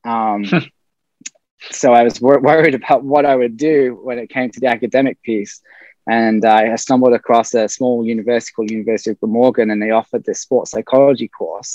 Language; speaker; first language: English; native; English